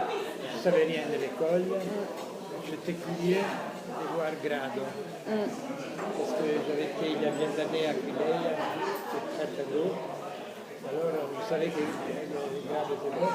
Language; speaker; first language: French; non-native, fluent; Italian